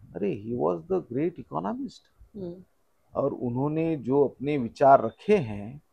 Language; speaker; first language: Hindi; non-native, local second language; Marathi